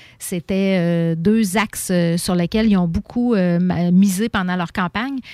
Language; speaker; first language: French; native; French